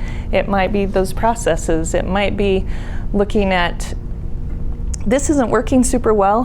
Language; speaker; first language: English; native; English